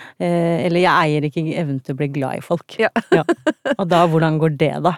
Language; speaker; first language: Norwegian; early bilingual, other home language; Turkish